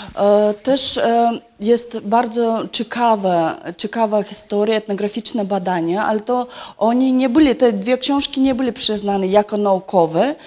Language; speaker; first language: Polish; non-native, fluent; Yakut